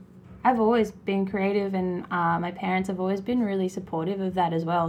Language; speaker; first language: English; native; English